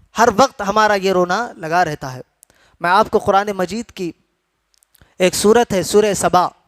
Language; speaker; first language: Urdu; native; Urdu